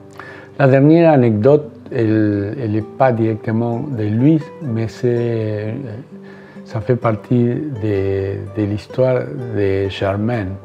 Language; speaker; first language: French; non-native, fluent; Spanish